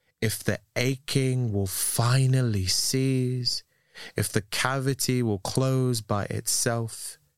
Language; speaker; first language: English; native; English